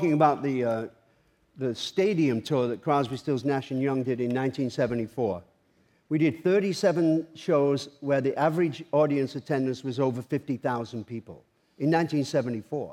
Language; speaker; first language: English; native; English